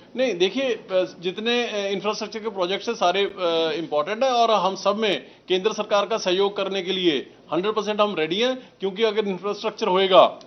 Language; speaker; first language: Hindi; non-native, local second language; Punjabi